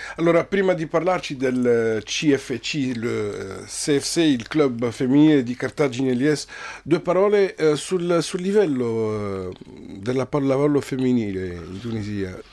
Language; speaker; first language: Italian; non-native, fluent; Arabic